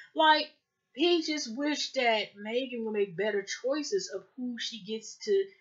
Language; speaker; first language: English; native; English